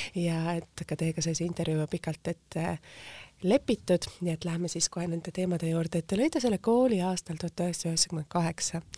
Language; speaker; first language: Estonian; native; Estonian